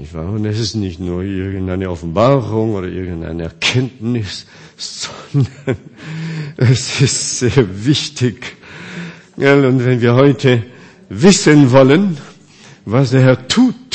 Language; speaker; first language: German; non-native, fluent; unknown